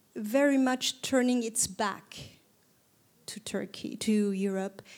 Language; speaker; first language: English; non-native, fluent; Turkish